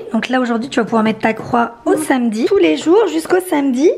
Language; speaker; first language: French; native; French